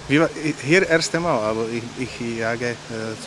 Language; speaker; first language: German; non-native, learner; Slovak